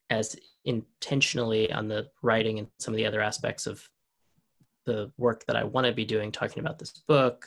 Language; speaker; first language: English; native; English